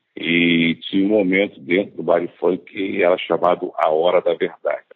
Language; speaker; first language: Portuguese; native; Portuguese